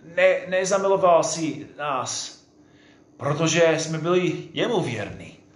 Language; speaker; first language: Czech; non-native, fluent; English